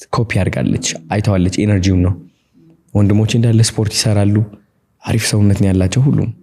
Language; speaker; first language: Amharic; non-native, local second language; Tigrinya